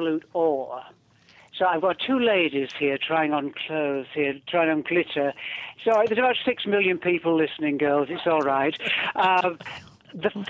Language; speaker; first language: English; native; English